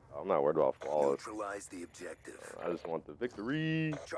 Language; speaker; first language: English; native; English